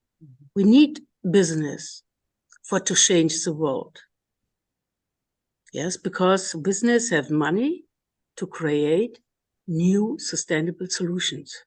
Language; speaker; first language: English; non-native, learner; German